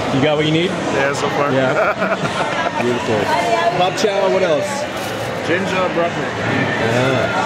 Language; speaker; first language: English; native; English